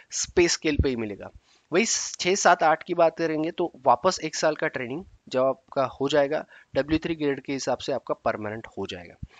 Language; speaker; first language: Hindi; native; Hindi